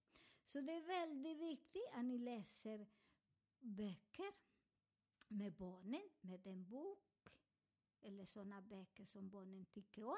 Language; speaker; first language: Swedish; non-native, fluent; Spanish